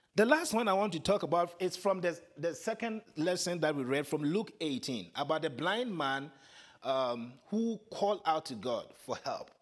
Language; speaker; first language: English; non-native, local second language; Akan